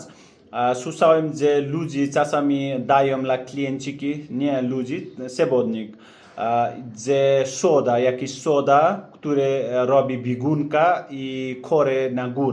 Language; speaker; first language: Polish; non-native, learner; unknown